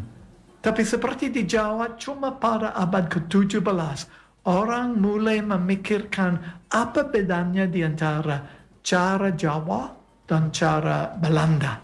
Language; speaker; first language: Indonesian; non-native, fluent; English